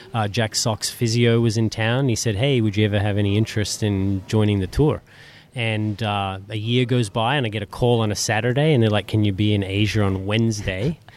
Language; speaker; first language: English; native; English